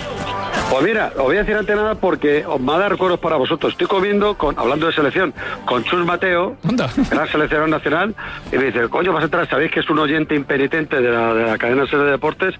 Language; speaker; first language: Spanish; native; Spanish